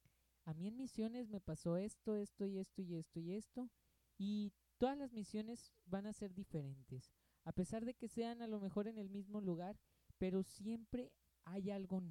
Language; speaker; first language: Spanish; native; Spanish